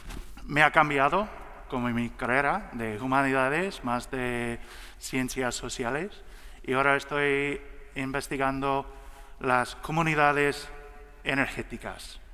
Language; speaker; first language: Spanish; non-native, learner; English